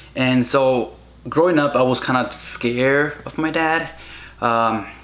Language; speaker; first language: English; early bilingual, other home language; Spanish